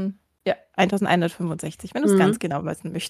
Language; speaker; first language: German; native; German